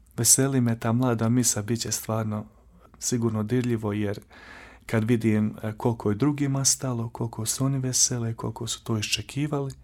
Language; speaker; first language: Croatian; native; Croatian